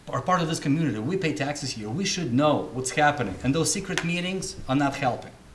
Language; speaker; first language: English; non-native, fluent; Russian